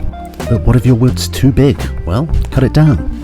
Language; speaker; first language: English; native; English